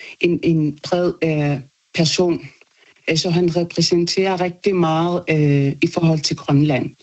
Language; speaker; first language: Danish; non-native, local second language; Kalaallisut